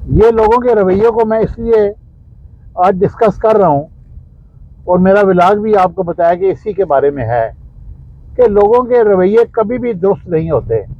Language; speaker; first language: Urdu; non-native, local second language; Pashto